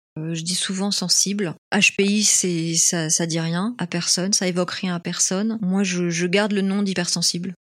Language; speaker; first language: French; native; French